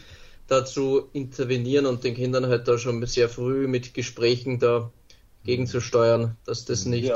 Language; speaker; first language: German; native; German